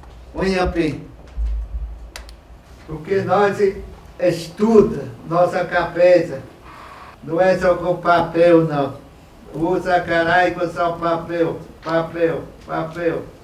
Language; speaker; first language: Portuguese; non-native, local second language; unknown